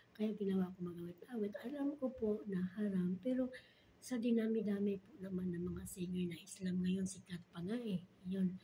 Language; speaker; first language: Filipino; non-native, local second language; Cebuano